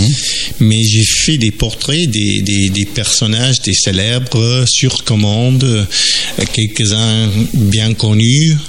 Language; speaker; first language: French; non-native, fluent; English